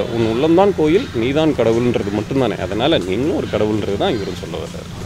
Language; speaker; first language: Tamil; native; Tamil